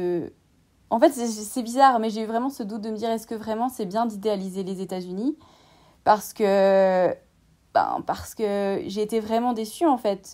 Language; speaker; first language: French; native; French